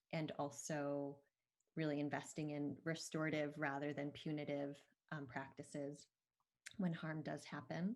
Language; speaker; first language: English; native; English